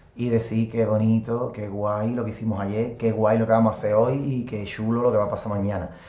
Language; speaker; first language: Spanish; native; Spanish